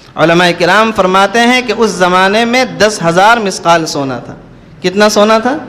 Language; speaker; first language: Urdu; native; Urdu